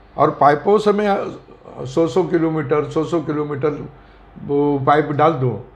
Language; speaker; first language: Hindi; non-native, local second language; Marathi